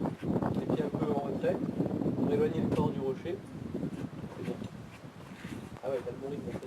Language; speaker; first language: French; native; French